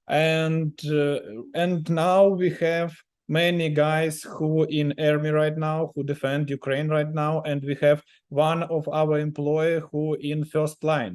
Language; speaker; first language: English; non-native, learner; Ukrainian